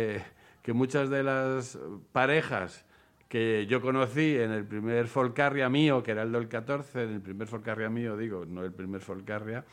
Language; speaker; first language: Spanish; native; Spanish